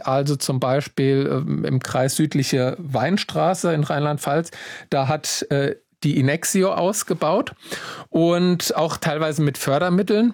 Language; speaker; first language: German; native; German